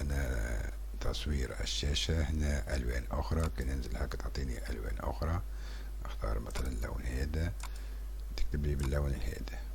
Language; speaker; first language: Arabic; native; Arabic